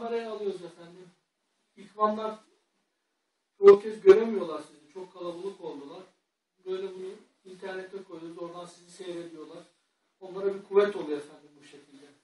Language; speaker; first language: Turkish; native; Turkish